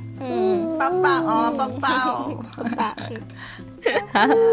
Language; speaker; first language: Chinese; non-native, learner; Thai